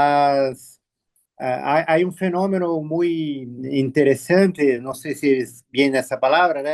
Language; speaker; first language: Spanish; non-native, learner; Portuguese